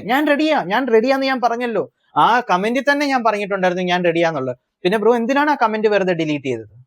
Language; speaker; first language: Malayalam; early bilingual, heritage; Malayalam